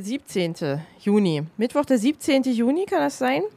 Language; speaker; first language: German; native; German